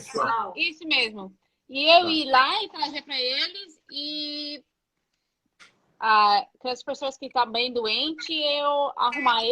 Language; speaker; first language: Portuguese; non-native, fluent; English